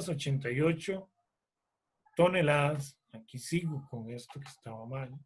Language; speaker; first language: Spanish; native; Spanish